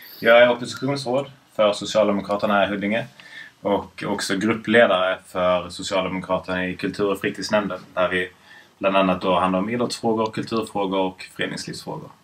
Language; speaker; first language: Swedish; native; Swedish